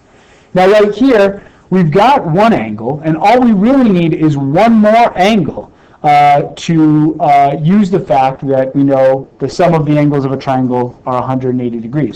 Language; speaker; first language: English; native; English